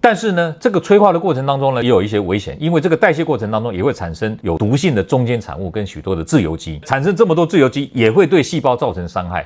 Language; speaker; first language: Chinese; native; Chinese